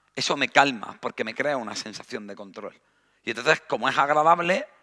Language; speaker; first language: Spanish; native; Spanish